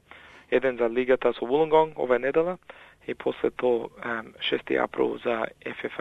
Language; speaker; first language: Macedonian; early bilingual, heritage; Macedonian